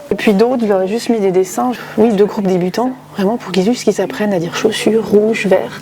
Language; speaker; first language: French; native; French